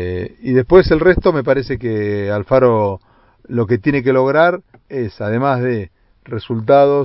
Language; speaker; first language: Spanish; native; Spanish